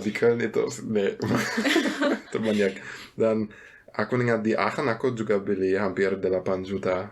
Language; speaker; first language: Indonesian; non-native, fluent; German